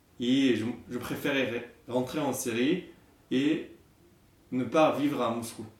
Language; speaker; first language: French; non-native, fluent; Arabic